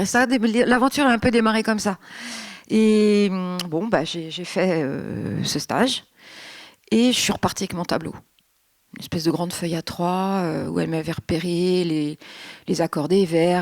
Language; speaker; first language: French; native; French